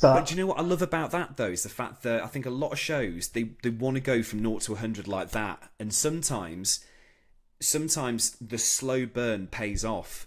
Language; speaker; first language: English; native; English